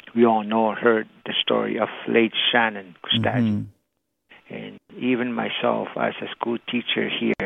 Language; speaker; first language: English; non-native, fluent; Cree